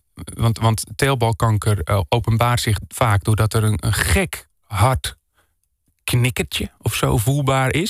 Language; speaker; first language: Dutch; native; Dutch